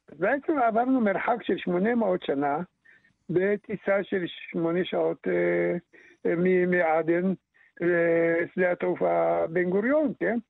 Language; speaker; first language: Hebrew; early bilingual, other home language; Arabic